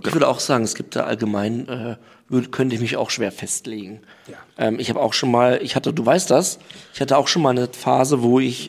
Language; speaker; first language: German; native; German